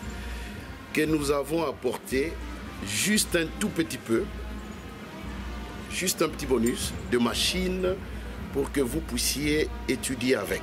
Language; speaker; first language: French; non-native, local second language; Kongo